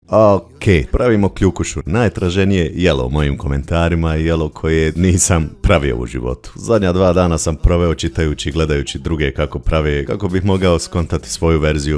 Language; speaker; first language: Bosnian; native; Bosnian